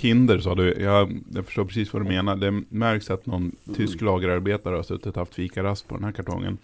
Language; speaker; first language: Swedish; native; Swedish